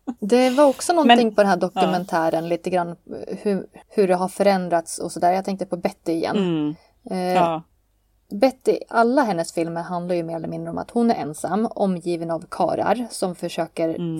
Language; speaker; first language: Swedish; native; Swedish